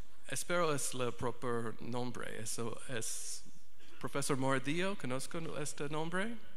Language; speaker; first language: Spanish; non-native, learner; English